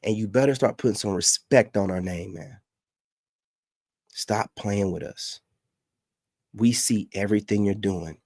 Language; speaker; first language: English; native; English